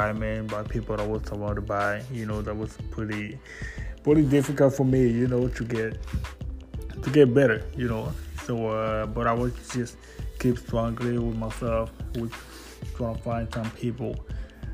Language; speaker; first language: English; non-native, fluent; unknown